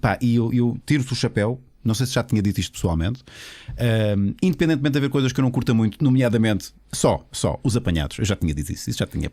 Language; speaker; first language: Portuguese; native; Portuguese